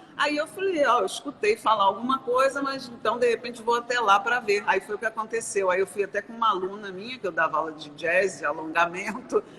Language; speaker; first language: Portuguese; native; Portuguese